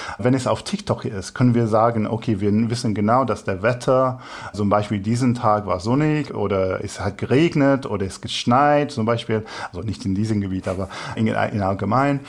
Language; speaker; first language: German; non-native, fluent; English